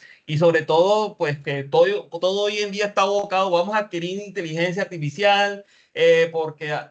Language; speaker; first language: Spanish; native; Spanish